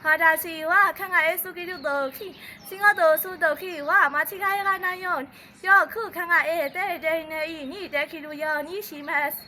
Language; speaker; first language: Japanese; non-native, learner; Burmese